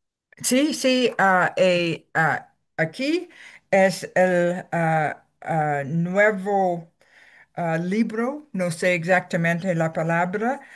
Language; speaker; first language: Spanish; non-native, learner; English